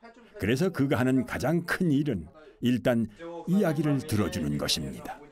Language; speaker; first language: Korean; native; Korean